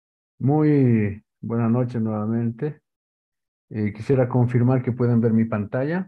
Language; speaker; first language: Spanish; native; Spanish